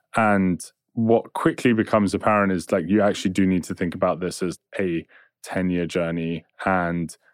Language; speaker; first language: English; native; English